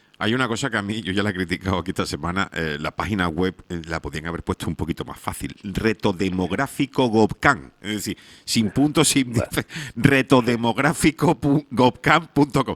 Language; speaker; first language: Spanish; native; Spanish